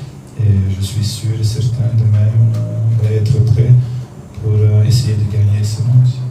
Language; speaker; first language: French; non-native, learner; Dutch